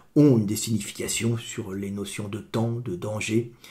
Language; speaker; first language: French; native; French